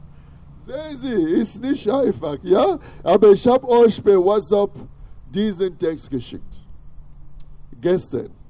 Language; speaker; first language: German; non-native, fluent; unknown